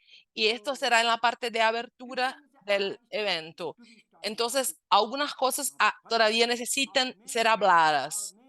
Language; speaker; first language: Spanish; non-native, fluent; Portuguese